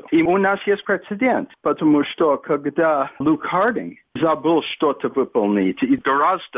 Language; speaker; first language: Russian; non-native, fluent; English